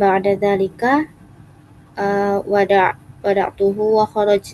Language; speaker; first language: Arabic; non-native, learner; Indonesian